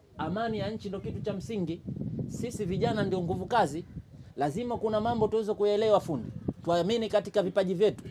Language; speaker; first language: Swahili; native; Swahili